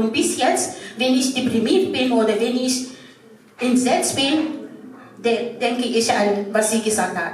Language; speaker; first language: German; non-native, fluent; Arabic